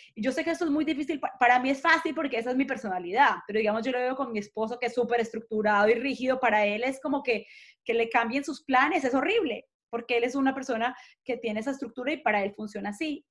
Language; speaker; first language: Spanish; native; Spanish